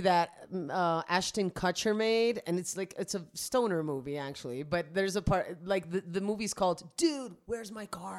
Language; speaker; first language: English; early bilingual, other home language; Spanish